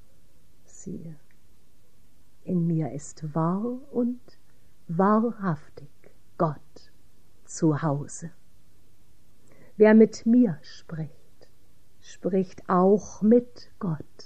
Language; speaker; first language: German; native; German